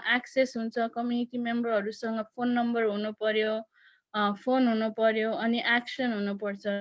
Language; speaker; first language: Nepali; native; Nepali